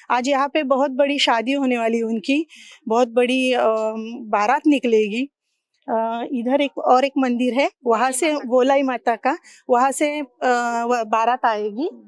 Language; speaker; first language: Hindi; non-native, local second language; Marathi